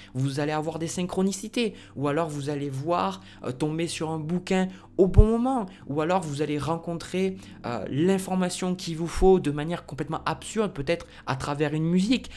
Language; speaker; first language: French; native; French